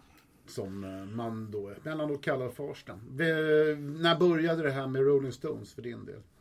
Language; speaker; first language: Swedish; native; Swedish